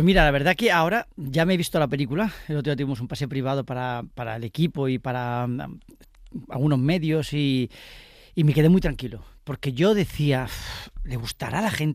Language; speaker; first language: Spanish; native; Spanish